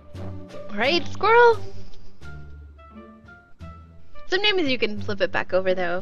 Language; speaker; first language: English; native; English